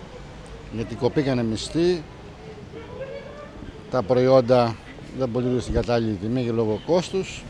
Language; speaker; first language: Greek; native; Greek